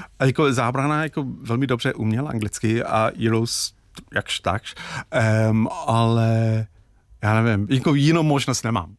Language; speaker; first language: Czech; non-native, fluent; English